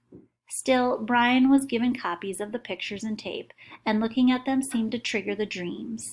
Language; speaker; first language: English; native; English